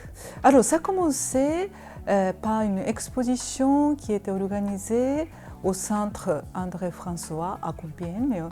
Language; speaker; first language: French; non-native, fluent; Japanese